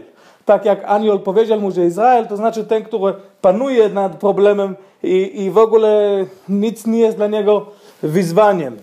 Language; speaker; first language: Polish; non-native, fluent; Hebrew